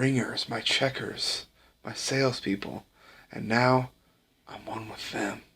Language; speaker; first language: English; native; English